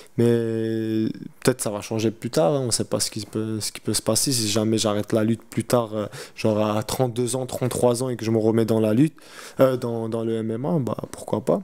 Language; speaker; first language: French; early bilingual, other home language; Chechen